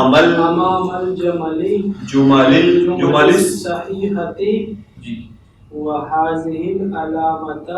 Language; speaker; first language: Arabic; non-native, learner; Urdu